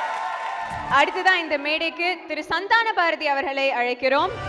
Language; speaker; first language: Tamil; native; Tamil